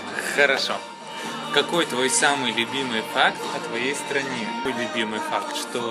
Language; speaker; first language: Russian; native; Russian